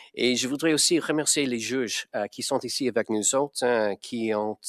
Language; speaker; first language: French; non-native, learner; English